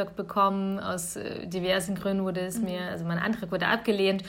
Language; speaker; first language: German; early bilingual, other home language; Russian